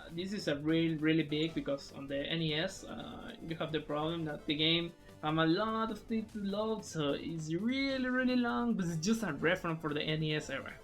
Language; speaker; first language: English; non-native, fluent; Spanish